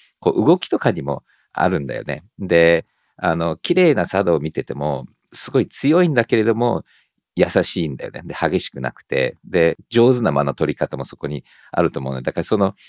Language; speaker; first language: Japanese; early bilingual, heritage; Japanese